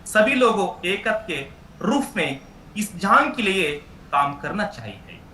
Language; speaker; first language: Hindi; non-native, local second language; Kannada